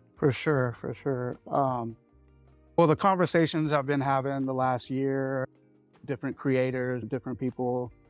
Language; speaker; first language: English; native; English